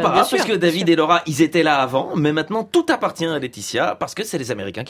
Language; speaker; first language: French; native; French